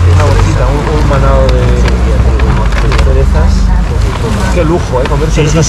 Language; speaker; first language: Spanish; non-native, fluent; Filipino